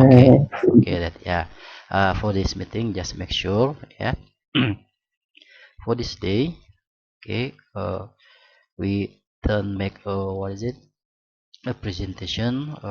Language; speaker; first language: English; non-native, learner; Indonesian